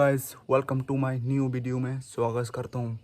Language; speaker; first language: Hindi; non-native, local second language; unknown